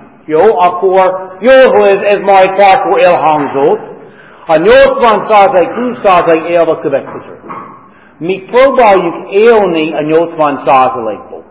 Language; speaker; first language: Hungarian; non-native, fluent; English